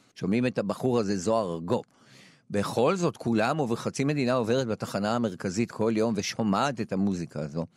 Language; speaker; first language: Hebrew; native; Hebrew